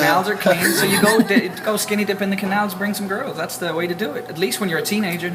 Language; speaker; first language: English; non-native, fluent; Danish